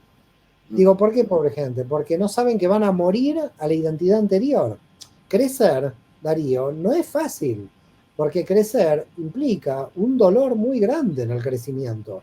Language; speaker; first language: Spanish; native; Spanish